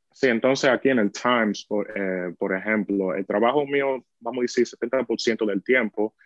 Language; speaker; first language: Spanish; early bilingual, heritage; Spanish